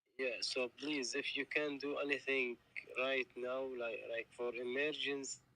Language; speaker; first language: English; non-native, learner; Arabic